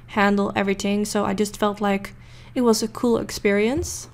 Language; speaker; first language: English; non-native, fluent; Dutch